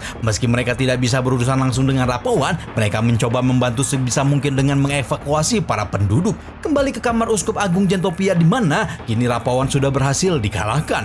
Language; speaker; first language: Indonesian; native; Indonesian